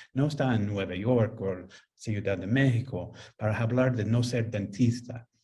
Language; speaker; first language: Spanish; non-native, fluent; English